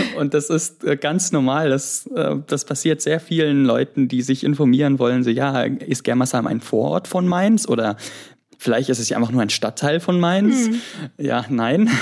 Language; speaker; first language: German; early bilingual, other home language; Greek